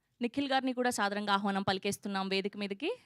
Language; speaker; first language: Telugu; native; Telugu